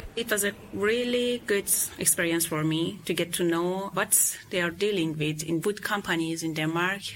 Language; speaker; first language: English; non-native, fluent; Persian